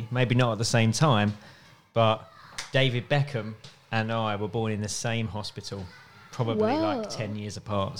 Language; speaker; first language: English; native; English